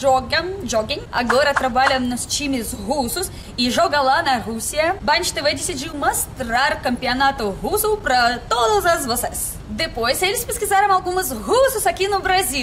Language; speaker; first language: Portuguese; non-native, fluent; Russian